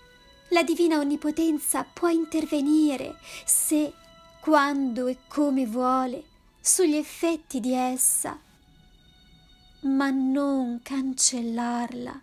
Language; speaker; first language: Italian; native; Italian